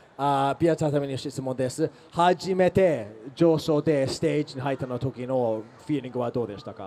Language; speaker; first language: Japanese; non-native, learner; English